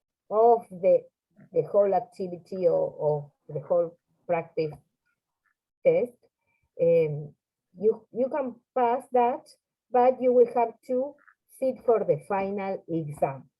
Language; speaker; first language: English; non-native, fluent; Spanish